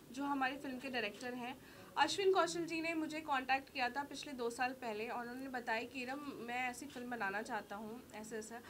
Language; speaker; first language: Hindi; native; Hindi